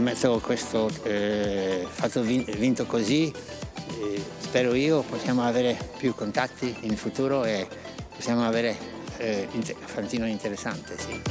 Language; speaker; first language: Italian; non-native, learner; Czech